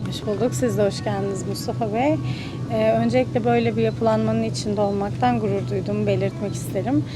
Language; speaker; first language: Turkish; native; Turkish